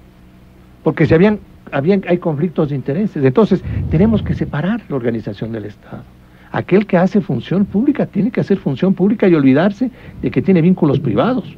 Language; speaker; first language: Spanish; native; Spanish